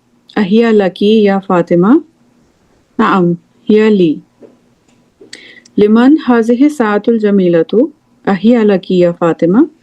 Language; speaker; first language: Arabic; non-native, fluent; English